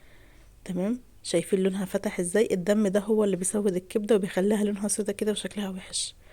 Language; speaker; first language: Arabic; native; Arabic